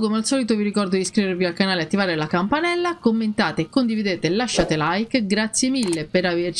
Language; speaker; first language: Italian; native; Italian